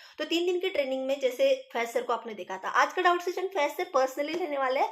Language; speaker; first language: Hindi; non-native, local second language; Marathi